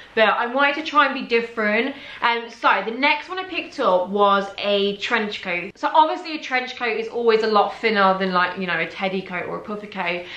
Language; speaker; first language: English; native; English